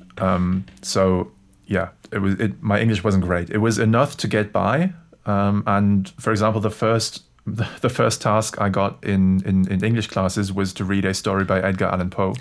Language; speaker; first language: English; non-native, fluent; German